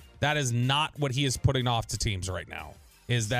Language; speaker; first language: English; native; English